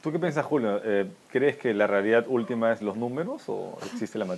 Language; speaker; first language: Spanish; native; Spanish